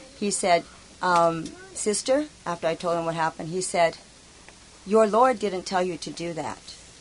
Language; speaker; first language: English; native; English